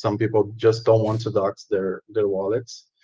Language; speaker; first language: English; non-native, fluent; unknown